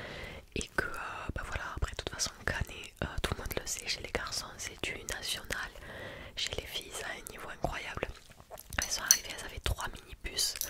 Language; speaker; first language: French; native; French